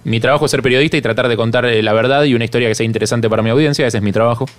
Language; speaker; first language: Spanish; native; Spanish